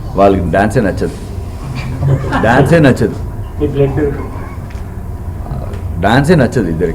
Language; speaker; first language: Telugu; non-native, learner; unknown